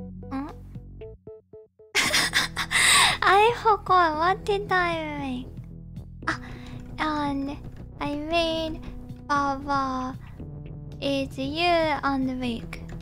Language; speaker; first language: English; non-native, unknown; Japanese